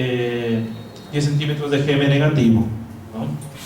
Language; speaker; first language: Spanish; non-native, fluent; Portuguese